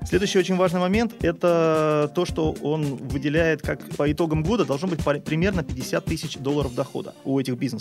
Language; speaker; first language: Russian; native; Russian